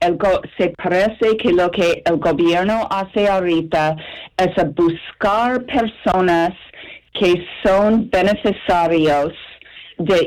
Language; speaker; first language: Spanish; non-native, fluent; English